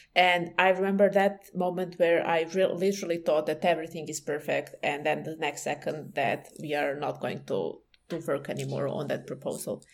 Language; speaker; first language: English; non-native, fluent; Serbian